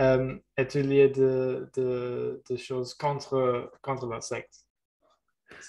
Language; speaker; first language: French; non-native, learner; German